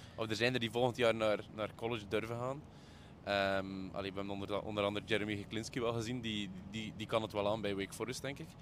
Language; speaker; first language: Dutch; native; Dutch